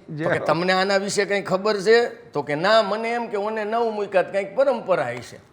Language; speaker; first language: Gujarati; native; Gujarati